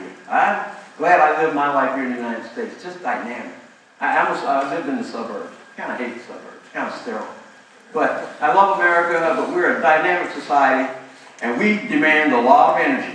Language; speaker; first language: English; native; English